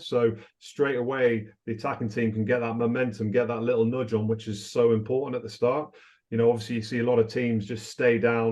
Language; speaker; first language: English; native; English